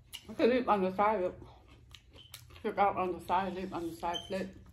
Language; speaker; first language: English; non-native, learner; Thai